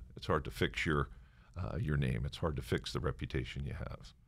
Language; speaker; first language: English; native; English